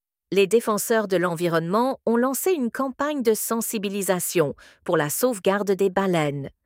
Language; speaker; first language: French; native; French